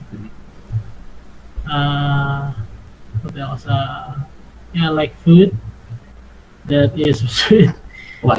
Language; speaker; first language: English; non-native, fluent; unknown